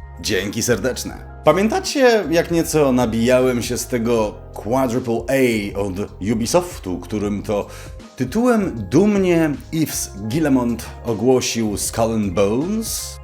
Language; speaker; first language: Polish; native; Polish